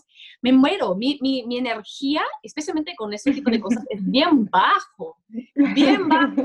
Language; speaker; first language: Spanish; non-native, fluent; English